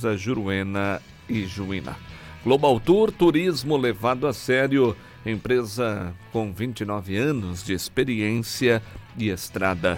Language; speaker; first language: Portuguese; native; Portuguese